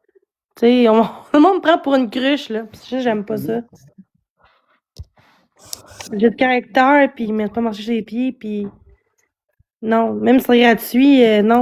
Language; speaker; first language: French; native; French